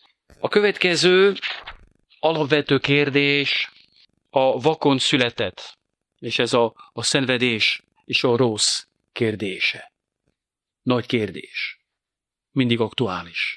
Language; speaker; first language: Hungarian; non-native, fluent; French